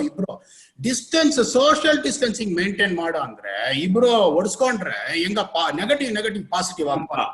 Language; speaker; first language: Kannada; non-native, local second language; Tamil